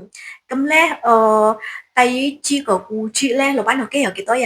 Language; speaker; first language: Cantonese; native; Cantonese